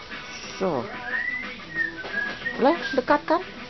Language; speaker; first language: Dutch; non-native, learner; Indonesian